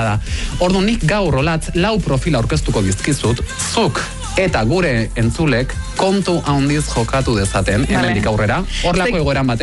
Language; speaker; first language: Basque; native; Basque